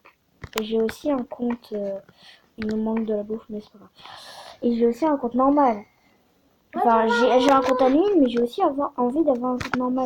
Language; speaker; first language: French; native; French